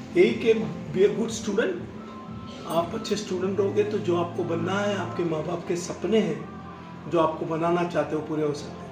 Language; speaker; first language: Hindi; non-native, local second language; Tamil